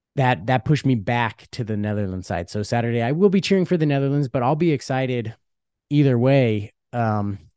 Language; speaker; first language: English; early bilingual, other home language; Dutch